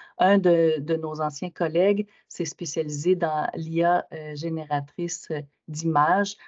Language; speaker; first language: French; native; French